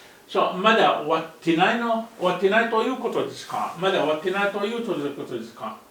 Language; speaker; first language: Japanese; non-native, fluent; Arabic